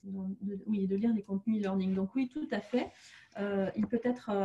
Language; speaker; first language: French; native; French